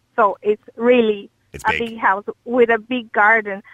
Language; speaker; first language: English; non-native, fluent; Polish